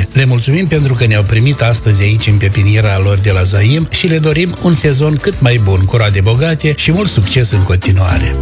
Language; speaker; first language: Romanian; native; Romanian